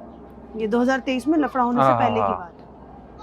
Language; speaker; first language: Hindi; native; Hindi